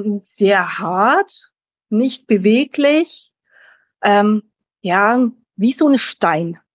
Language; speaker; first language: German; early bilingual, heritage; German